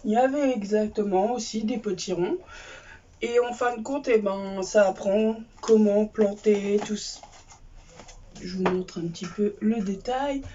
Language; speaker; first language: French; native; French